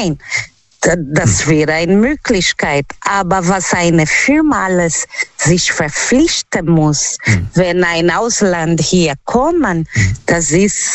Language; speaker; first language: German; non-native, learner; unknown